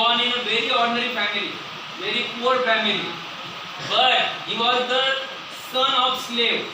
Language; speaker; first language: English; non-native, local second language; Marathi